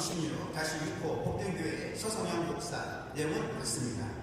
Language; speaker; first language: Korean; native; Korean